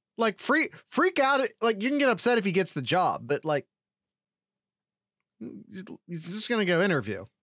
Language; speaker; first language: English; native; English